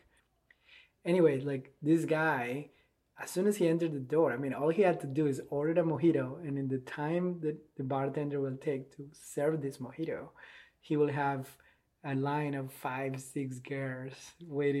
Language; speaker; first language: English; non-native, fluent; Spanish